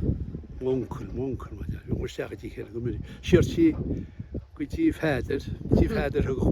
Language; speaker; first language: Irish; native; Irish